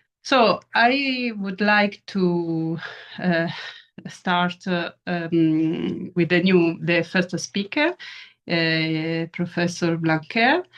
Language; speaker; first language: English; non-native, fluent; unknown